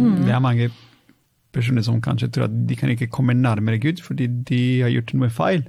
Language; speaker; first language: Norwegian; non-native, fluent; Italian